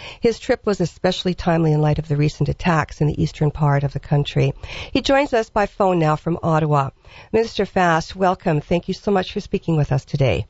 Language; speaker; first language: English; early bilingual, other home language; Ukrainian